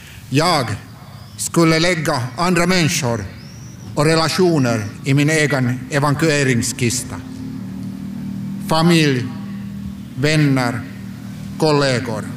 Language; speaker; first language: Swedish; non-native, local second language; Finnish